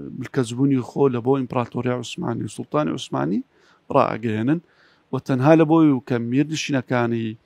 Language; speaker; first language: Central Kurdish; native; Central Kurdish